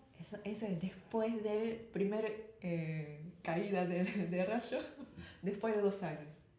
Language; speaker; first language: Spanish; non-native, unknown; Japanese